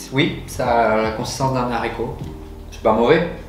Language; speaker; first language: French; native; French